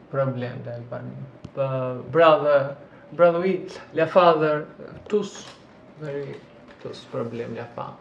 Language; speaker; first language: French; non-native, learner; Albanian